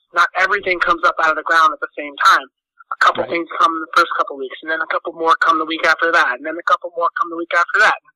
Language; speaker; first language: English; native; English